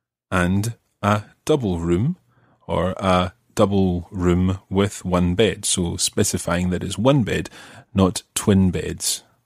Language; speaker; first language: English; native; English